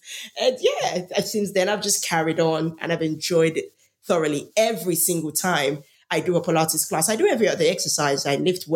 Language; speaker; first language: English; non-native, local second language; Yoruba